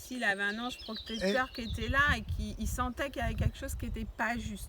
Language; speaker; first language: French; native; French